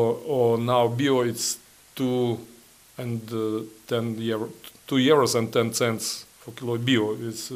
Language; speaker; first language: English; non-native, learner; Ukrainian